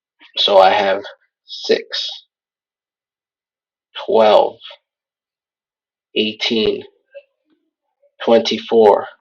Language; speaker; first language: English; native; English